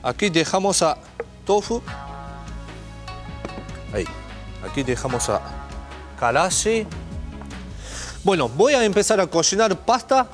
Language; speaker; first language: Spanish; non-native, learner; Japanese